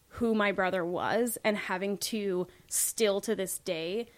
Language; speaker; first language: English; native; English